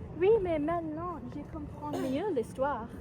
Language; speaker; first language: French; non-native, learner; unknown